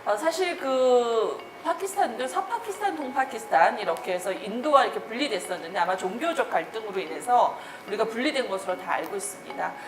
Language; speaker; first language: Korean; native; Korean